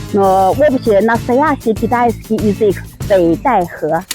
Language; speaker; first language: Russian; non-native, learner; Chinese